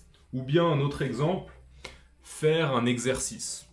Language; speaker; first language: French; native; French